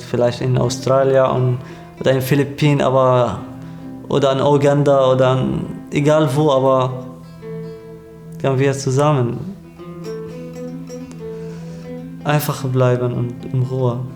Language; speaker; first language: German; non-native, learner; Arabic